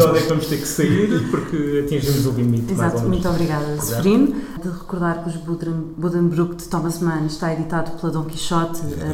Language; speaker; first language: Portuguese; native; Portuguese